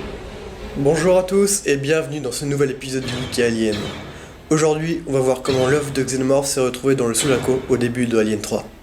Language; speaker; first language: French; native; French